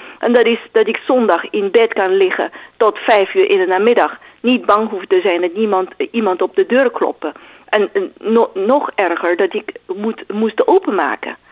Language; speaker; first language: Dutch; non-native, fluent; Chinese